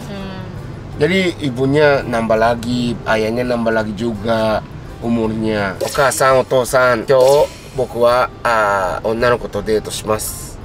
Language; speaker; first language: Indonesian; non-native, fluent; Japanese